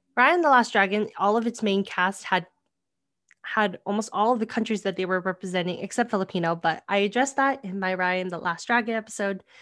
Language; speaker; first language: English; native; English